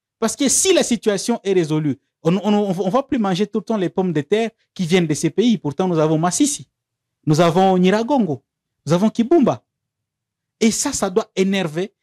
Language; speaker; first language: French; non-native, local second language; Swahili